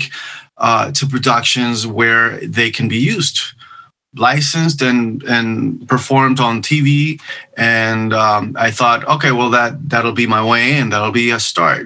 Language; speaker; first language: English; non-native, fluent; Spanish